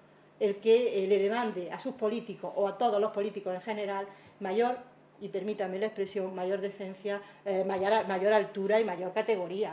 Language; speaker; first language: Spanish; native; Spanish